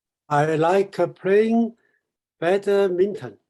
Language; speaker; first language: English; non-native, learner; Chinese